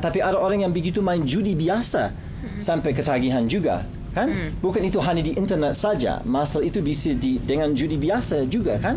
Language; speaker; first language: Indonesian; non-native, fluent; English